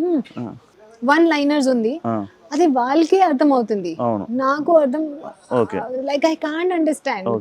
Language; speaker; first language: Telugu; non-native, learner; Hindi